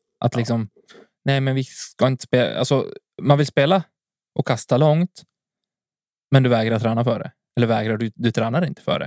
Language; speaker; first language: Swedish; native; Swedish